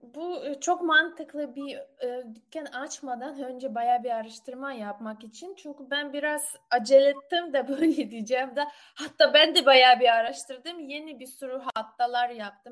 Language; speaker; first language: Turkish; non-native, learner; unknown